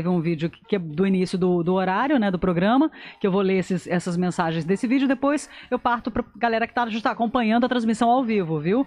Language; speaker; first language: Portuguese; native; Portuguese